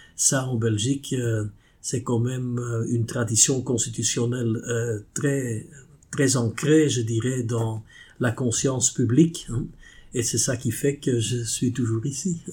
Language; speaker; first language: French; non-native, fluent; Dutch